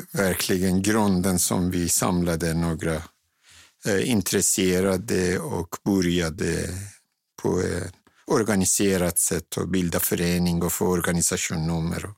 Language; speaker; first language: Swedish; non-native, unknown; Persian